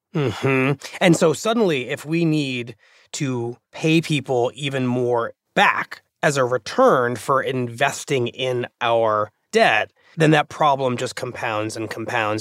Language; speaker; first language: English; native; English